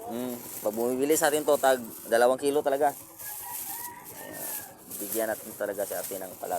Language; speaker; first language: Filipino; non-native, local second language; Cebuano